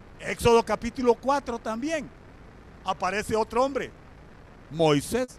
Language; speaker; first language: Spanish; native; Spanish